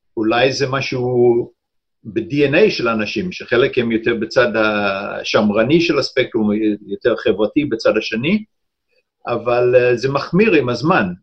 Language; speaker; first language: Hebrew; non-native, fluent; English